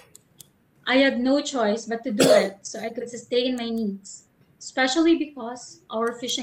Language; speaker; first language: English; non-native, local second language; Waray